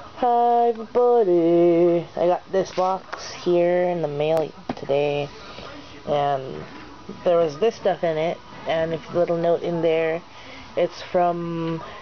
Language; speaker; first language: English; native; English